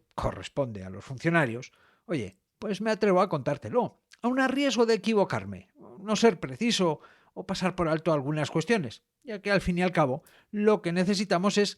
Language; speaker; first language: Spanish; native; Spanish